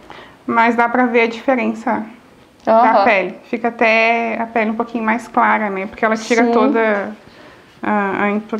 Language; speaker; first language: Portuguese; native; Portuguese